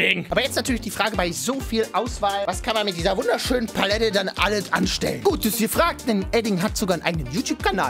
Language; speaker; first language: German; native; German